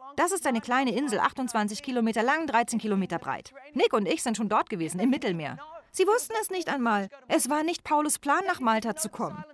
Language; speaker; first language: German; non-native, fluent; English